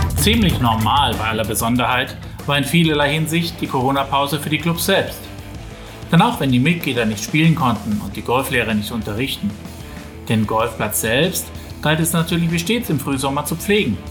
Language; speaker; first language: German; native; German